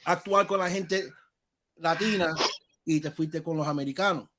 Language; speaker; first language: Spanish; early bilingual, heritage; Spanish